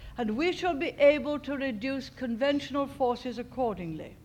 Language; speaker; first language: English; native; English